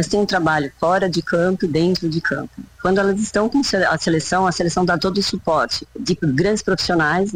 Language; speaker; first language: Portuguese; native; Portuguese